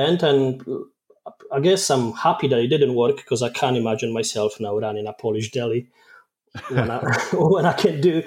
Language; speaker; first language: English; non-native, fluent; Polish